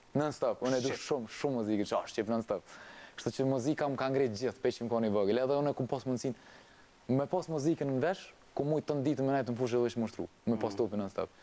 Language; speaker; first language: Albanian; early bilingual, heritage; Albanian